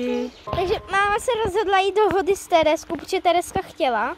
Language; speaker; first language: Czech; early bilingual, heritage; Czech